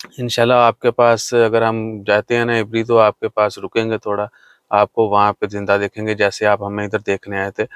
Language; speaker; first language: Urdu; non-native, local second language; Punjabi